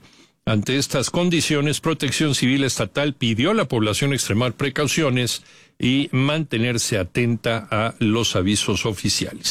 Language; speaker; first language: Spanish; native; Spanish